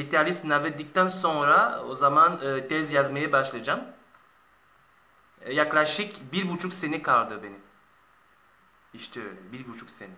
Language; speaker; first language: Turkish; non-native, learner; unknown